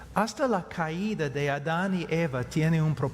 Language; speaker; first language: Spanish; non-native, fluent; English